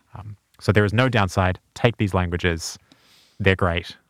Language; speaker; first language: English; native; English